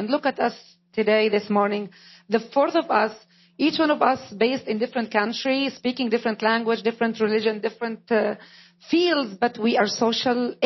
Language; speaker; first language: English; non-native, fluent; Arabic